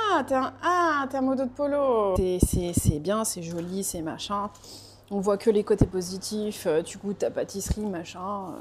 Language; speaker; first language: French; native; French